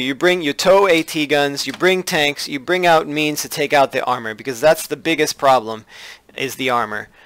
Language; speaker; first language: English; native; English